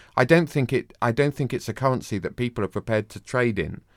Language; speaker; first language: English; native; English